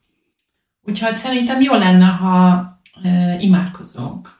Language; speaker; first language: Hungarian; non-native, learner; English